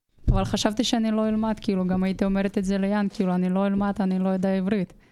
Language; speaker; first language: Hebrew; non-native, fluent; Russian